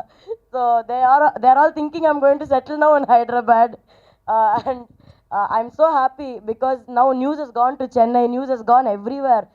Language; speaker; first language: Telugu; non-native, learner; Tamil